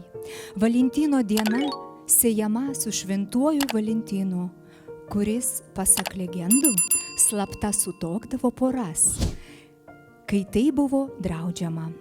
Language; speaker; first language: Lithuanian; native; Lithuanian